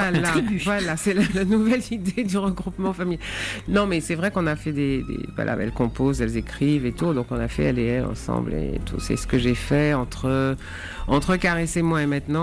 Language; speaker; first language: French; native; French